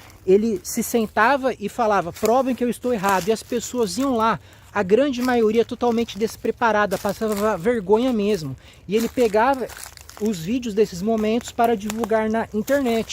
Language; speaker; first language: Portuguese; native; Portuguese